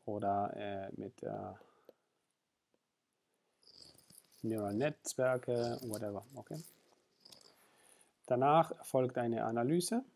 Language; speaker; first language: German; non-native, fluent; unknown